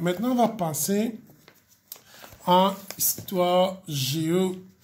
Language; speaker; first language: French; non-native, local second language; Morisyen